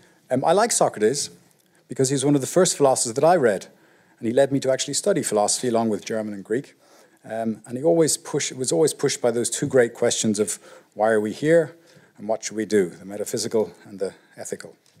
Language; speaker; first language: English; native; English